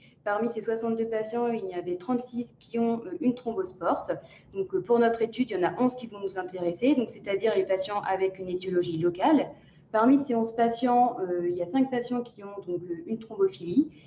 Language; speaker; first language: French; native; French